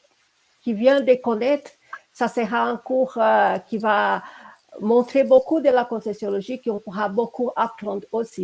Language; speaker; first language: French; non-native, fluent; Portuguese